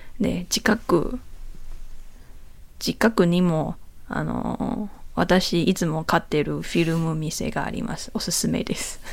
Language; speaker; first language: Japanese; non-native, learner; Chinese